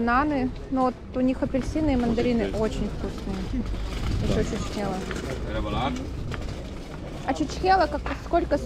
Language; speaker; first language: Russian; native; Russian